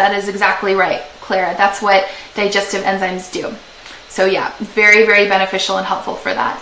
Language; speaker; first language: English; native; English